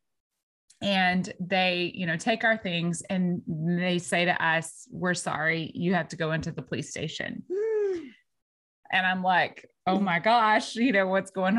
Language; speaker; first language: English; native; English